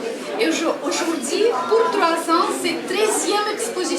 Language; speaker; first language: French; non-native, fluent; Russian